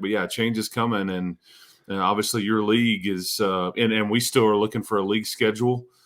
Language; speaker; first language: English; native; English